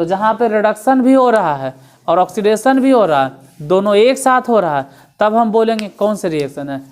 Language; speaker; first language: Hindi; native; Hindi